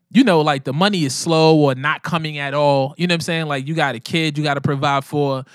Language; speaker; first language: English; native; English